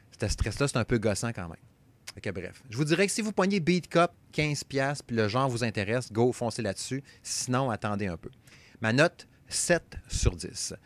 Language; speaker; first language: French; native; French